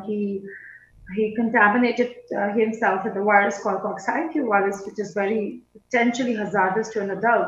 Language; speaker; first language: English; non-native, local second language; Hindi